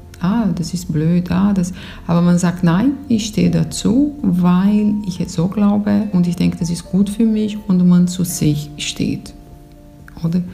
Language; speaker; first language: German; non-native, fluent; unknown